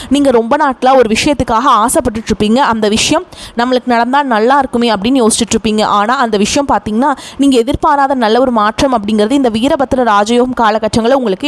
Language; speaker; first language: Tamil; native; Tamil